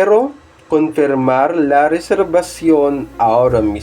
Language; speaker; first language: Spanish; non-native, fluent; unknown